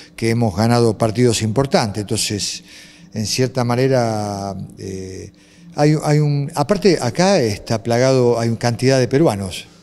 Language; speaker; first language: Spanish; native; Spanish